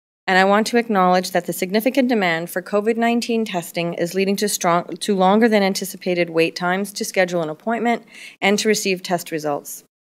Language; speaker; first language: English; native; English